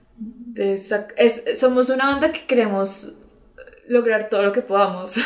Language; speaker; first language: Spanish; early bilingual, other home language; English